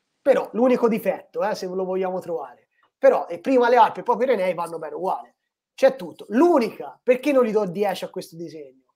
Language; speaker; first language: Italian; native; Italian